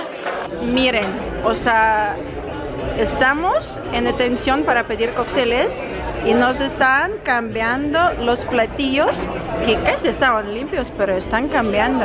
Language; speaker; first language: Spanish; non-native, learner; Russian